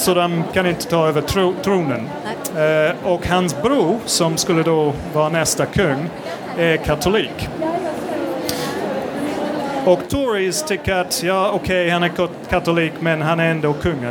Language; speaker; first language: Swedish; non-native, fluent; English